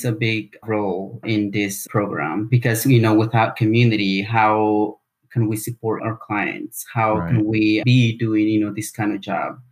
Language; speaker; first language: English; non-native, fluent; Spanish